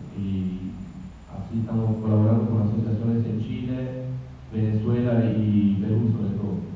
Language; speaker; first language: Spanish; non-native, fluent; Italian